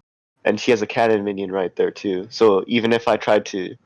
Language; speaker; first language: English; native; English